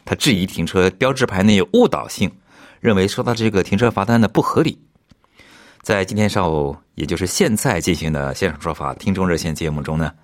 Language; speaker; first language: Chinese; native; Chinese